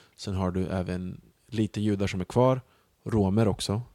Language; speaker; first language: Swedish; early bilingual, other home language; Bosnian